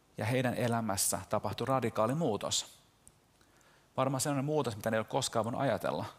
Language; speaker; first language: Finnish; early bilingual, heritage; Finnish